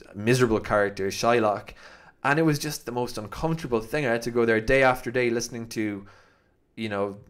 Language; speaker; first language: English; native; English